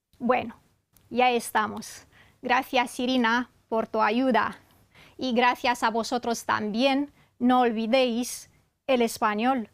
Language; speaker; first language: Spanish; non-native, fluent; Romanian